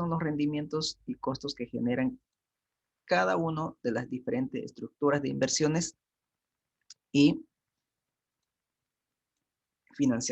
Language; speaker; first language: Spanish; native; Spanish